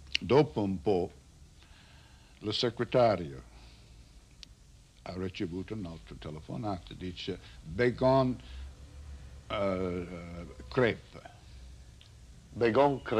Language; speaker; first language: Italian; non-native, learner; English